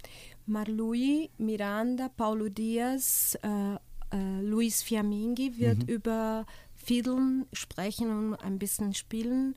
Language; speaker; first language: German; non-native, fluent; Portuguese